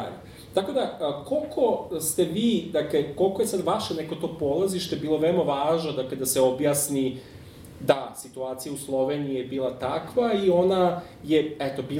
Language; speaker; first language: Serbian; native; Serbian